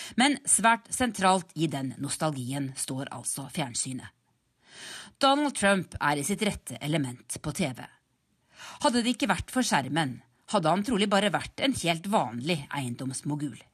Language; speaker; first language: Norwegian; native; Norwegian